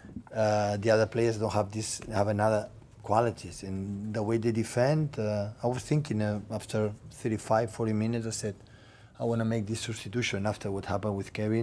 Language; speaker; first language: English; non-native, fluent; Catalan